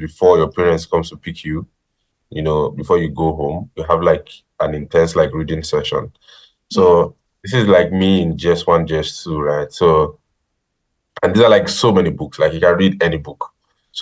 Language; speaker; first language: English; non-native, local second language; Yoruba